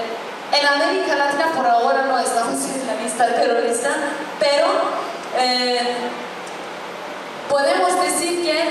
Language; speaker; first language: Spanish; non-native, fluent; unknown